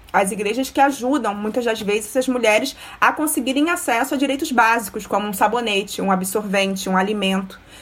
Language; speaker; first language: Portuguese; native; Portuguese